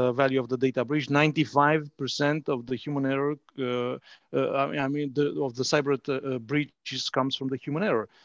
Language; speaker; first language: English; non-native, fluent; Romanian